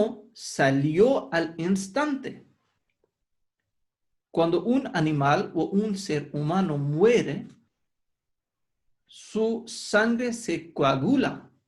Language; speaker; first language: Spanish; non-native, fluent; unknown